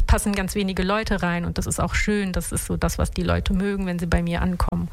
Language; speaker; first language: German; early bilingual, other home language; Italian